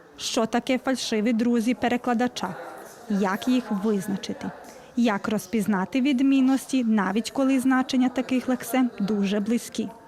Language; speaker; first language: Ukrainian; early bilingual, heritage; Ukrainian